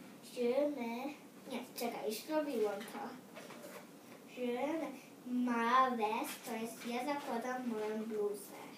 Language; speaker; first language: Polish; early bilingual, heritage; Polish